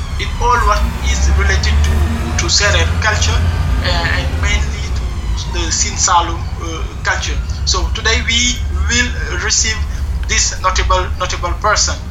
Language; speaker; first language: English; non-native, fluent; Serer